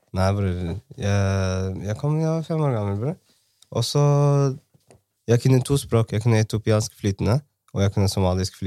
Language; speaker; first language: Norwegian; early bilingual, other home language; Somali